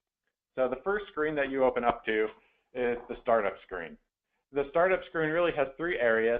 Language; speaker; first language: English; native; English